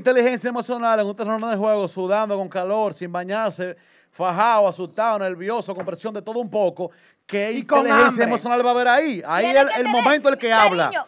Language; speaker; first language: Spanish; native; Spanish